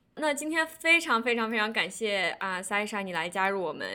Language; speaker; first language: Chinese; native; Chinese